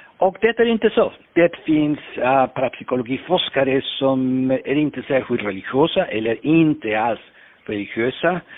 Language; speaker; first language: Swedish; non-native, fluent; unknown